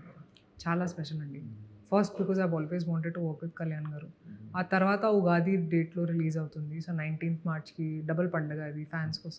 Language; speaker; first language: Telugu; non-native, local second language; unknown